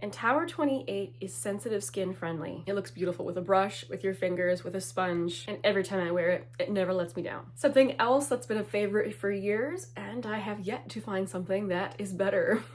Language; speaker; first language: English; native; English